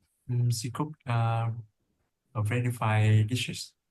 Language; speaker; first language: English; non-native, learner; Vietnamese